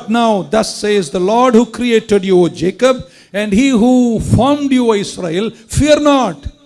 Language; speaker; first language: English; non-native, local second language; Tamil